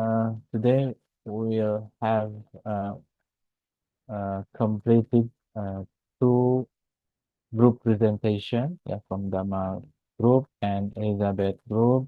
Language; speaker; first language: English; non-native, fluent; Indonesian